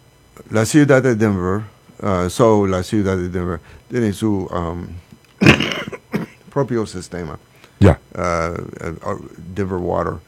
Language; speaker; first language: Spanish; non-native, learner; English